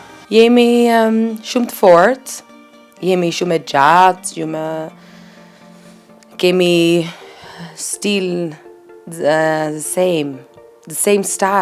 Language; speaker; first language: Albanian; early bilingual, heritage; Albanian